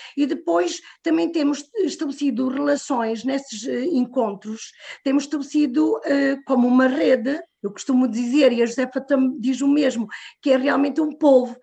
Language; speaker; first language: Portuguese; native; Portuguese